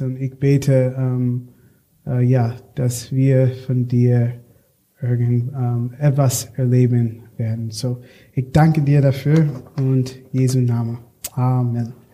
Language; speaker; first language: German; non-native, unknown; English